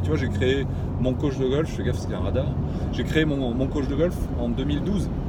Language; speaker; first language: French; native; French